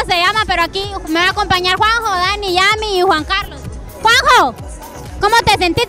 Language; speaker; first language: Spanish; native; Spanish